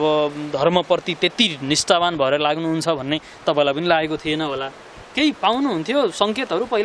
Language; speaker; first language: Nepali; native; Nepali